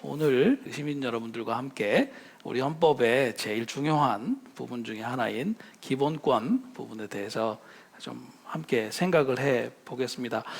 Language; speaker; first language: Korean; native; Korean